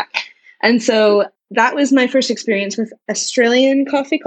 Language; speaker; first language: English; native; English